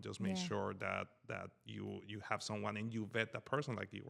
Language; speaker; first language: English; native; English